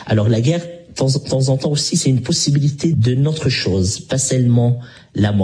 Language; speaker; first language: French; non-native, local second language; Arabic